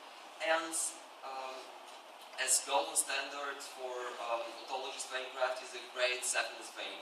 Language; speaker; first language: English; non-native, fluent; Bulgarian